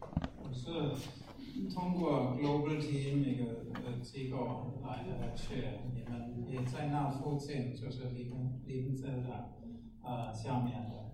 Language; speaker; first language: Chinese; non-native, fluent; German